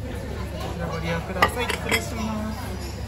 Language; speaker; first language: Japanese; native; Japanese